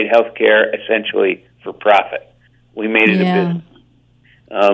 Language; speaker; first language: English; native; English